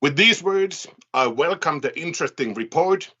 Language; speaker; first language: English; non-native, fluent; Finnish